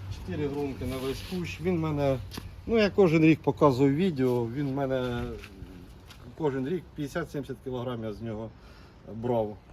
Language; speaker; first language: Ukrainian; native; Ukrainian